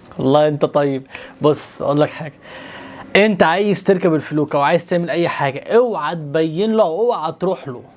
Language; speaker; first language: Egyptian Arabic; native; Egyptian Arabic